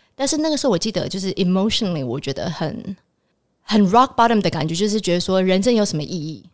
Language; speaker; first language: Chinese; early bilingual, heritage; Chinese